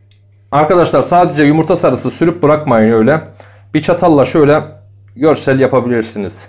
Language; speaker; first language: Turkish; native; Turkish